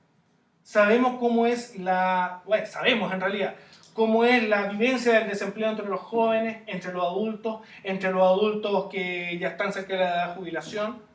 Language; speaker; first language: Spanish; native; Spanish